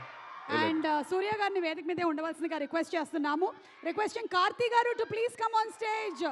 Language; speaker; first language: Telugu; native; Telugu